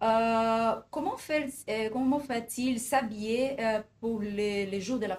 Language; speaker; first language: French; non-native, fluent; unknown